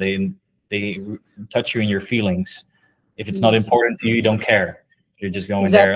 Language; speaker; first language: English; non-native, fluent; Dutch